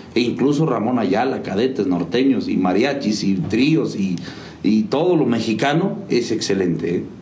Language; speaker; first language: Spanish; native; Spanish